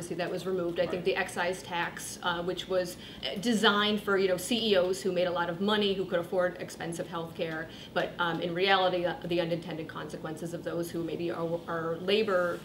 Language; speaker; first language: English; native; English